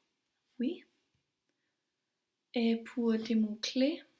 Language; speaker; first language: French; non-native, learner; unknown